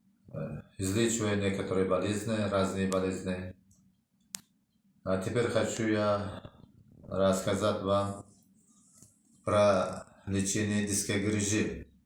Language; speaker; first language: Russian; non-native, local second language; Uzbek